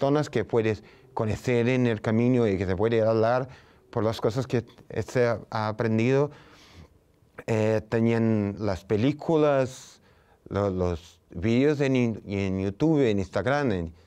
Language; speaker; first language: Spanish; non-native, fluent; Portuguese